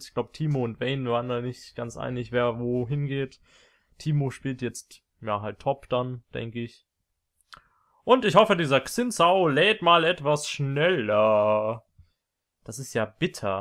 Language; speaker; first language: German; native; German